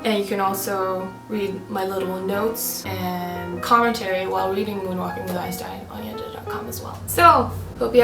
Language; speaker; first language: English; non-native, fluent; Swedish